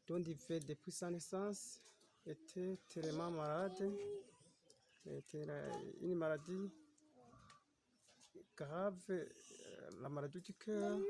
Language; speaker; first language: French; non-native, local second language; Rundi